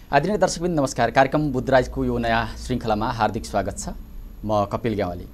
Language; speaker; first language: Nepali; native; Nepali